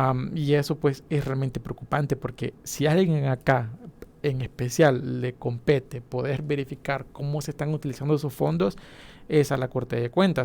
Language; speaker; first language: Spanish; native; Spanish